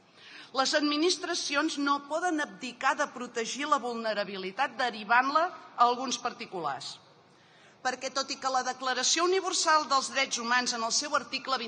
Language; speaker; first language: Catalan; native; Catalan